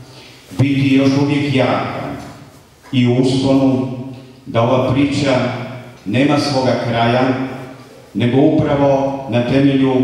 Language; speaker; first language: Croatian; native; Croatian